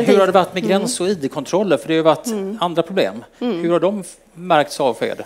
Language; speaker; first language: Swedish; native; Swedish